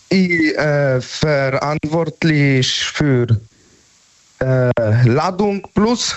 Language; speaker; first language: German; non-native, learner; Polish